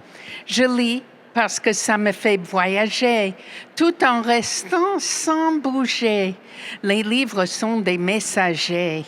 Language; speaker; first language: French; non-native, fluent; English